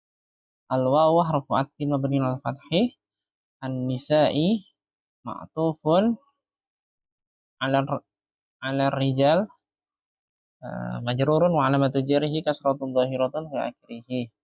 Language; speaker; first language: Arabic; non-native, fluent; Indonesian